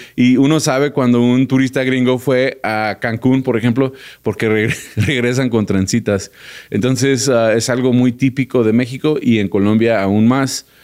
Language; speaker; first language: Spanish; early bilingual, heritage; Spanish